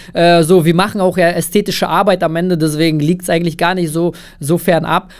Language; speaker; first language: German; early bilingual, other home language; Russian